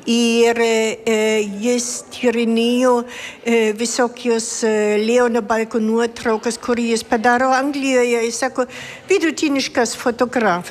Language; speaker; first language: Lithuanian; non-native, fluent; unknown